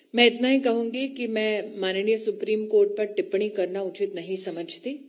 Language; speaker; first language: Hindi; native; Hindi